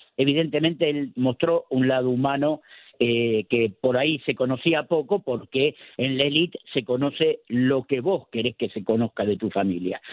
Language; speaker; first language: Spanish; native; Spanish